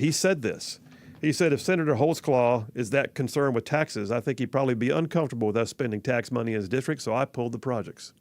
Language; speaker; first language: English; native; English